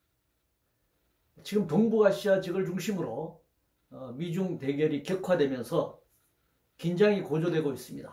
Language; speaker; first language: Korean; native; Korean